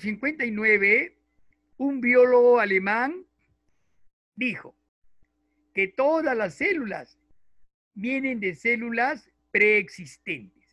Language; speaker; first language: Spanish; native; Spanish